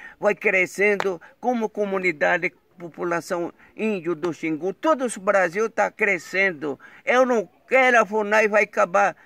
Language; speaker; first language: Portuguese; non-native, local second language; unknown